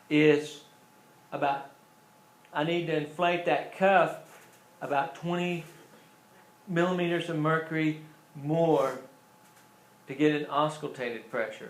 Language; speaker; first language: English; native; English